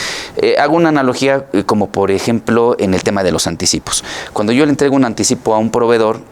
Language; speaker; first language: Spanish; native; Spanish